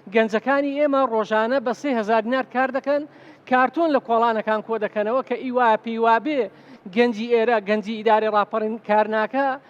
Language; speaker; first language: Central Kurdish; native; Central Kurdish